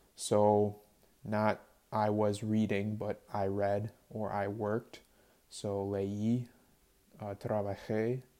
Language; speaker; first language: English; native; English